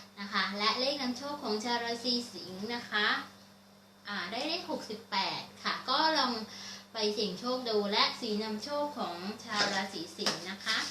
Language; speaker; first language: Thai; native; Thai